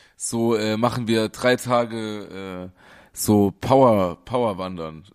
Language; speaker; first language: German; native; German